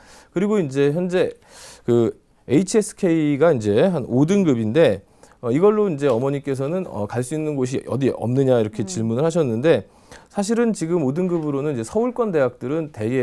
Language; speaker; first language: Korean; native; Korean